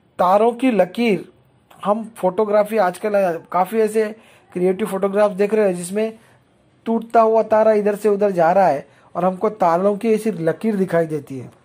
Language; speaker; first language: Hindi; non-native, local second language; Marathi